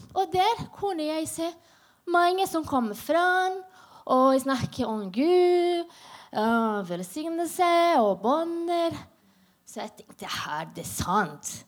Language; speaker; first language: Norwegian; non-native, learner; Portuguese